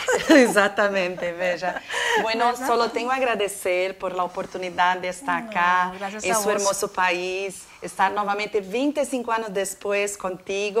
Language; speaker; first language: Spanish; non-native, learner; Portuguese